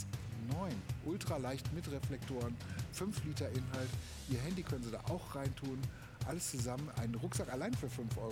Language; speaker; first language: German; native; German